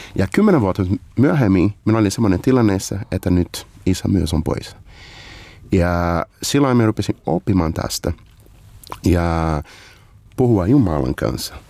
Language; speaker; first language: Finnish; non-native, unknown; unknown